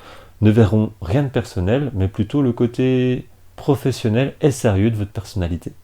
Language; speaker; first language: French; native; French